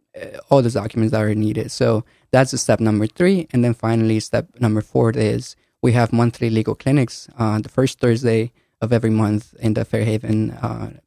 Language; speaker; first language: English; early bilingual, other home language; Spanish